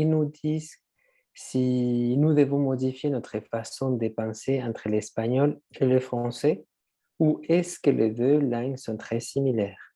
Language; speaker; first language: French; non-native, fluent; Spanish